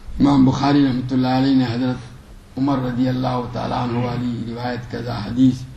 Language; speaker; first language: Urdu; non-native, local second language; Gujarati